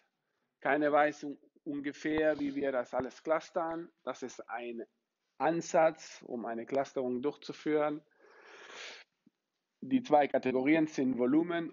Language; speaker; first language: German; non-native, fluent; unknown